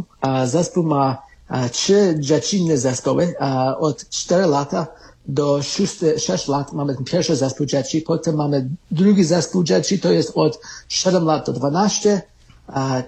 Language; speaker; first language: Polish; early bilingual, heritage; Polish